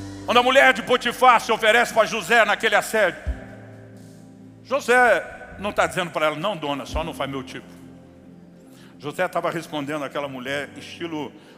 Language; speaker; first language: Portuguese; native; Portuguese